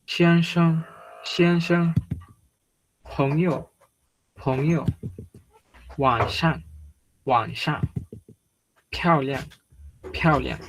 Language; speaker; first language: Chinese; non-native, fluent; Bangla